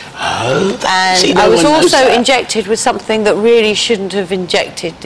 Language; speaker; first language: English; native; English